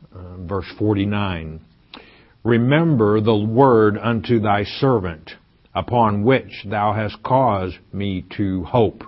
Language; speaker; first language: English; native; English